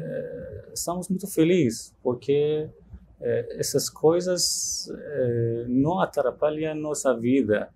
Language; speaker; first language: Portuguese; non-native, learner; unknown